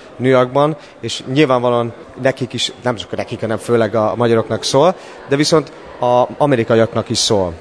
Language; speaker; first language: Hungarian; non-native, fluent; English